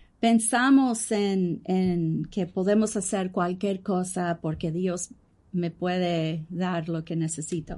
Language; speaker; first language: Spanish; early bilingual, heritage; English